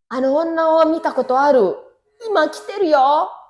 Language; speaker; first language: Japanese; non-native, fluent; Indonesian